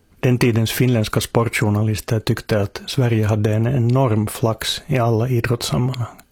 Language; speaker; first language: Swedish; native; Swedish